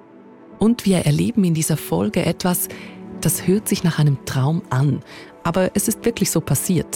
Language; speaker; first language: German; native; German